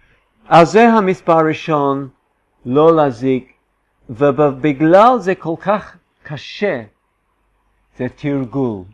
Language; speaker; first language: Hebrew; non-native, fluent; English